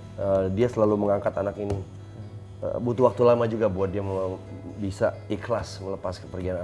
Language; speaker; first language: Indonesian; native; Indonesian